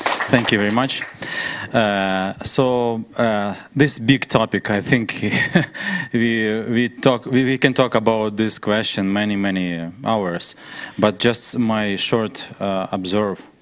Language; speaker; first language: English; non-native, learner; Ukrainian